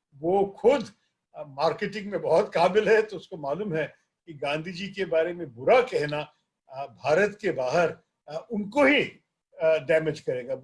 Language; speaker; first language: Hindi; non-native, local second language; Malayalam